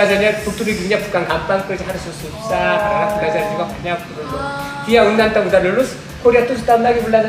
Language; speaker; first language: Indonesian; non-native, learner; Korean